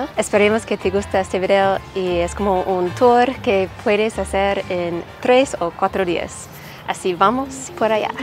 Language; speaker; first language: Spanish; non-native, learner; English